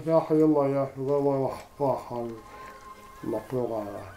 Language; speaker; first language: Mongolian; non-native, learner; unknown